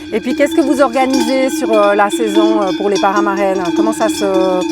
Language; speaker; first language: French; native; French